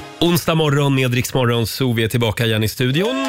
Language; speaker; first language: Swedish; native; Swedish